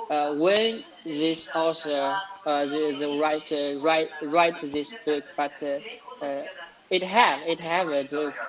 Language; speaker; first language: English; non-native, learner; Chinese